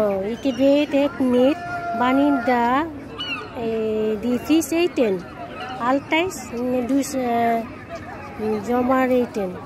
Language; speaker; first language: Dutch; non-native, learner; Bangla